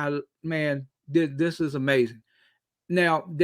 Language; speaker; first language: English; native; English